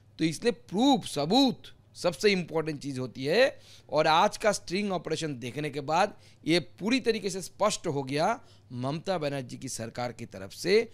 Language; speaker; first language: Hindi; non-native, local second language; Bangla